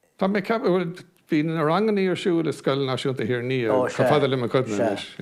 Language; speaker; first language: Irish; non-native, local second language; English